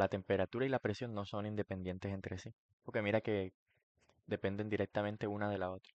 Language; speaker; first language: Spanish; native; Spanish